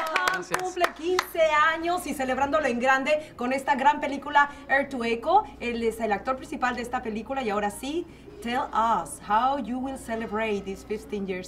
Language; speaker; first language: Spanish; native; Spanish